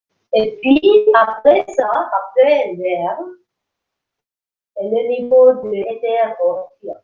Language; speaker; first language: French; non-native, learner; English